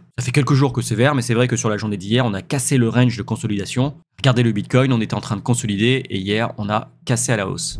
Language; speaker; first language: French; native; French